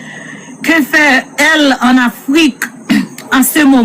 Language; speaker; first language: French; non-native, learner; Haitian Creole